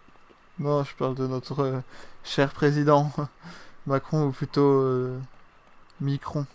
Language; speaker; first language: French; native; French